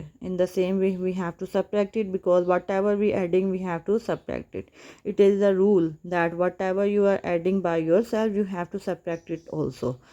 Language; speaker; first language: English; non-native, local second language; Urdu